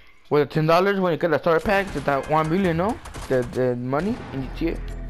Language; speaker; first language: English; early bilingual, other home language; Spanish